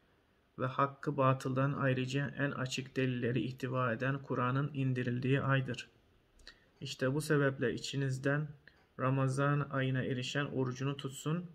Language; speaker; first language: Turkish; native; Turkish